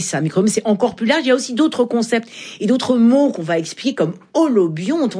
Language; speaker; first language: French; native; French